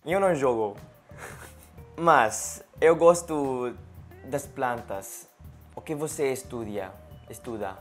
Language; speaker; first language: Portuguese; non-native, learner; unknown